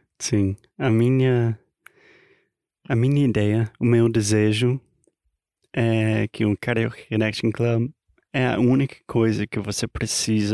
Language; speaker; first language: Portuguese; non-native, fluent; English